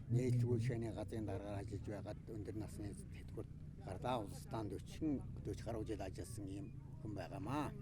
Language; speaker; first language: Mongolian; native; Mongolian